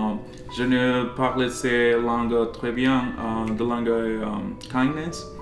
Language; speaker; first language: French; non-native, learner; Spanish